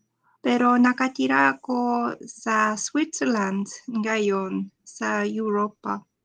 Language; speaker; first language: Filipino; non-native, learner; Japanese